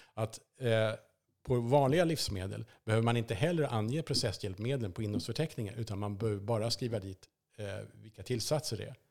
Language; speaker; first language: Swedish; native; Swedish